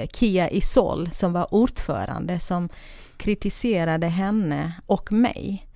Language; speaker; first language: Swedish; non-native, fluent; Kurdish